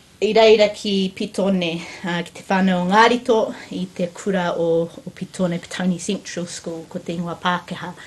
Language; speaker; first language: Māori; native; Māori